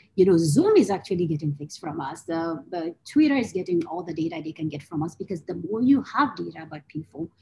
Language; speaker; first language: English; non-native, local second language; Hausa